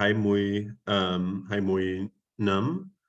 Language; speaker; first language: Vietnamese; non-native, learner; English